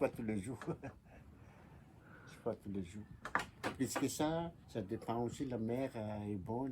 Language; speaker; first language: French; non-native, local second language; Malagasy